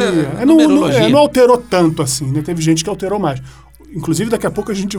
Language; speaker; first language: Portuguese; native; Portuguese